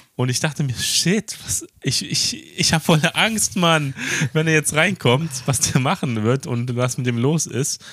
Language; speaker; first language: German; native; German